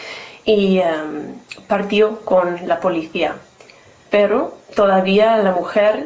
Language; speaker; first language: Spanish; non-native, learner; English